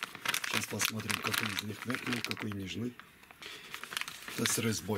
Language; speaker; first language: Russian; non-native, fluent; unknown